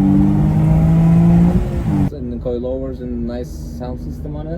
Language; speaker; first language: English; non-native, fluent; Turkish